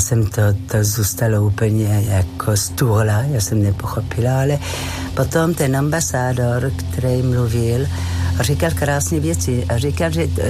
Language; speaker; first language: Czech; non-native, fluent; French